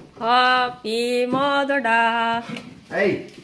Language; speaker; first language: English; non-native, local second language; Filipino